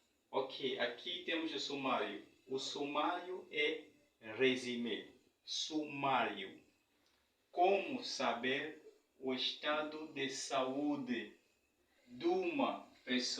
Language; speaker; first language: Portuguese; non-native, fluent; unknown